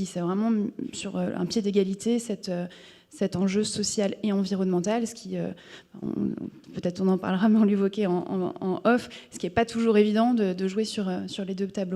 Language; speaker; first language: French; native; French